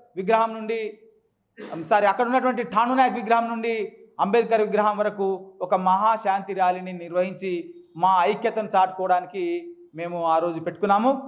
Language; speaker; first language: Telugu; non-native, local second language; Lambadi